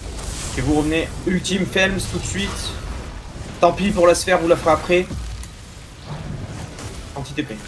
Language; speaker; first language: French; native; French